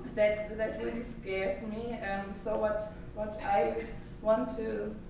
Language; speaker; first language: English; non-native, fluent; German